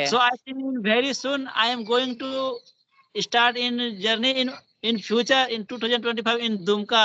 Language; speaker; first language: English; non-native, learner; Hindi